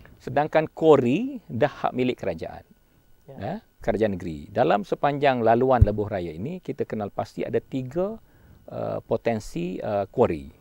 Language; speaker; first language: Malay; native; Malay